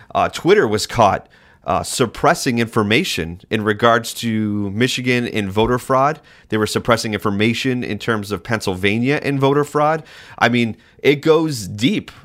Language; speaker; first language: English; native; English